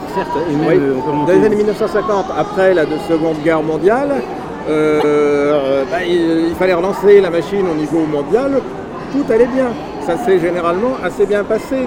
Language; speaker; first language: French; native; French